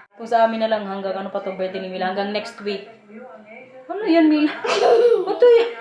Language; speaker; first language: Filipino; non-native, local second language; Waray